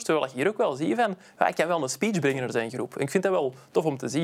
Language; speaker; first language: Dutch; native; Dutch